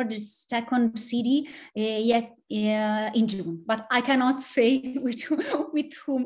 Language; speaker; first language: English; non-native, fluent; Italian